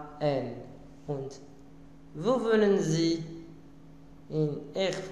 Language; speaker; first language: German; non-native, learner; Arabic